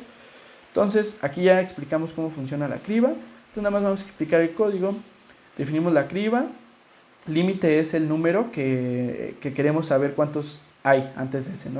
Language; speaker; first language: Spanish; native; Spanish